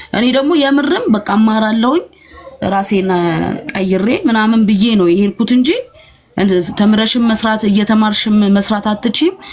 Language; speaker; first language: Amharic; native; Amharic